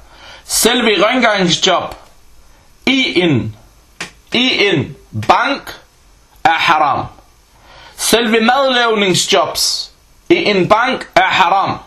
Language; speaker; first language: Danish; early bilingual, other home language; Arabic